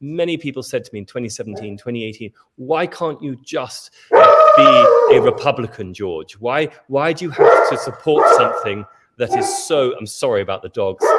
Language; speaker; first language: English; native; English